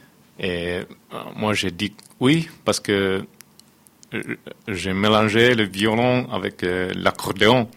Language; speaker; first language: French; non-native, fluent; Finnish